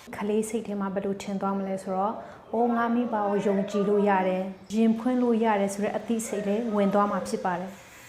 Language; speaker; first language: Burmese; non-native, local second language; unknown